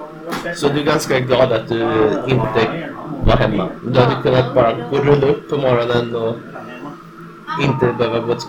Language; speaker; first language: Swedish; native; Swedish